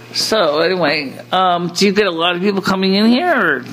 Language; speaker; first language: English; native; English